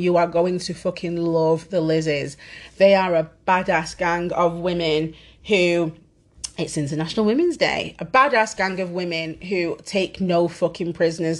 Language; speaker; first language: English; native; English